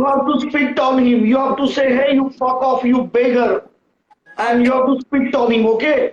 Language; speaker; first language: English; non-native, local second language; Hindi